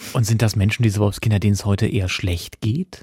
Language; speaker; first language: German; native; German